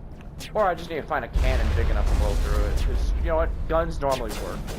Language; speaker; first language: English; native; English